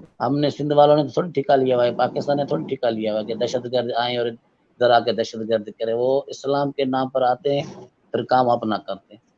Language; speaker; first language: Urdu; non-native, local second language; Sindhi